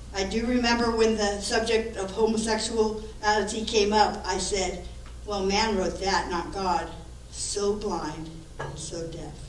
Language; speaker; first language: English; native; English